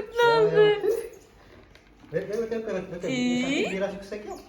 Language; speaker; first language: Turkish; non-native, learner; Indonesian